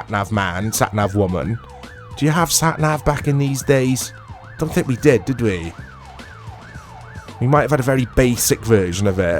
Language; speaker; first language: English; native; English